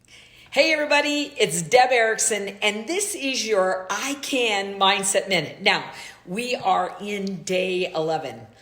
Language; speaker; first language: English; native; English